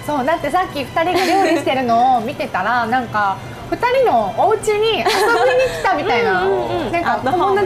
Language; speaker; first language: Japanese; native; Japanese